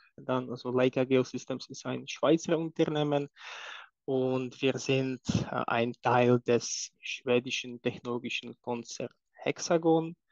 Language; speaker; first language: German; non-native, fluent; Czech